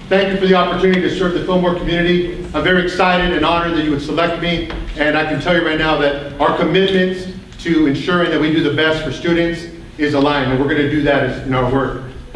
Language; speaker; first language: English; early bilingual, other home language; Spanish